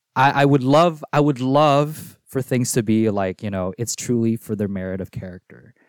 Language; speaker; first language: English; non-native, local second language; Filipino